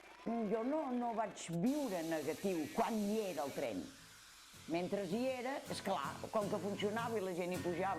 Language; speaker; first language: Catalan; native; Catalan